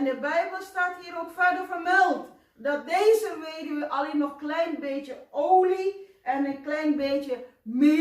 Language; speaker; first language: Dutch; non-native, fluent; Indonesian